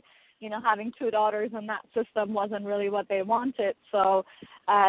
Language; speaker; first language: English; non-native, fluent; Persian